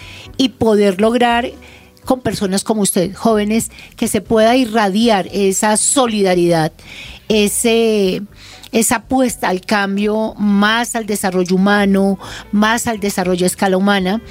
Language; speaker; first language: Spanish; native; Spanish